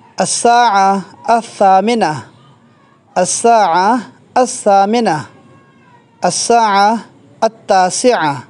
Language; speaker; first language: Arabic; non-native, fluent; Urdu